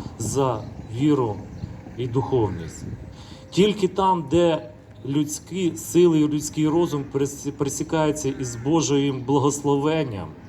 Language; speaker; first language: Ukrainian; native; Ukrainian